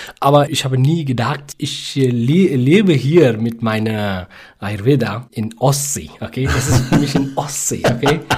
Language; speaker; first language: German; non-native, learner; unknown